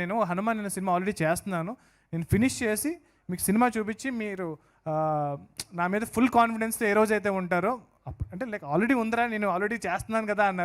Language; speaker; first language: Telugu; native; Telugu